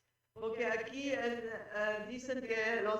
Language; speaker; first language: Spanish; non-native, fluent; German